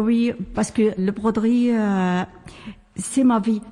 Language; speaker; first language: French; non-native, learner; Arabic